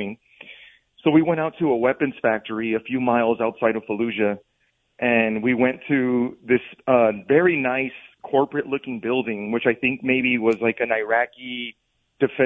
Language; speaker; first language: English; native; English